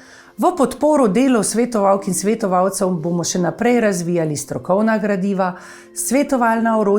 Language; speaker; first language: Slovenian; native; Slovenian